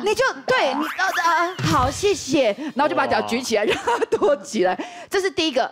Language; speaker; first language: Chinese; native; Chinese